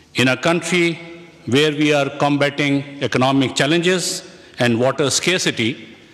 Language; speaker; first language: English; non-native, local second language; Urdu